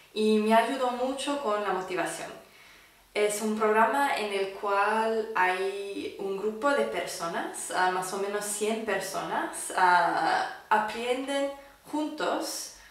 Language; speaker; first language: Spanish; non-native, fluent; English